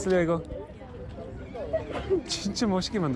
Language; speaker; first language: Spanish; non-native, learner; English